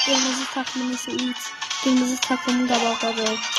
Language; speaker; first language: Turkish; non-native, learner; Azerbaijani